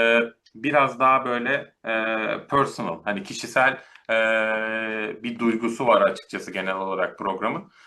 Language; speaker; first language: Turkish; native; Turkish